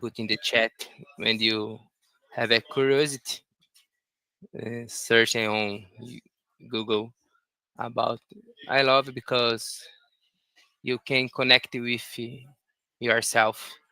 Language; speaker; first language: English; non-native, learner; Portuguese